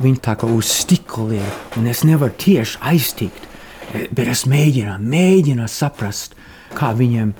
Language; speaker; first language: Latvian; early bilingual, heritage; Latvian